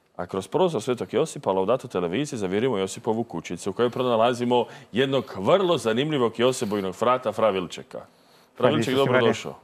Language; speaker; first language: Croatian; native; Croatian